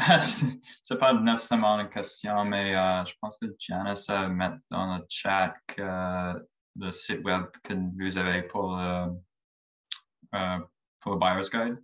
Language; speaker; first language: French; non-native, learner; English